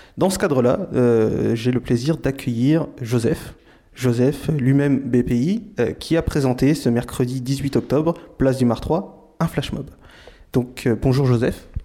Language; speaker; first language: French; native; French